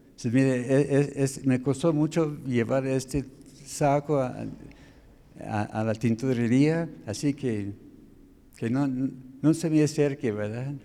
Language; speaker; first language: Spanish; non-native, fluent; English